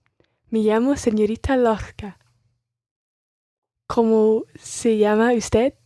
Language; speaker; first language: Spanish; non-native, learner; English